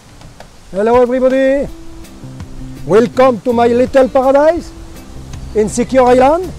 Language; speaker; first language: English; non-native, learner; French